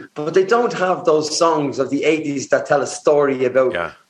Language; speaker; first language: English; native; English